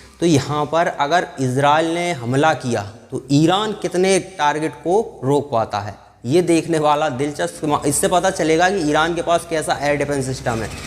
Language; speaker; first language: Hindi; native; Hindi